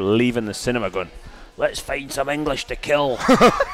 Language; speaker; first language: English; native; English